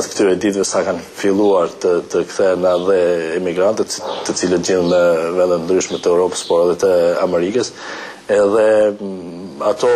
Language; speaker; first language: Albanian; native; Albanian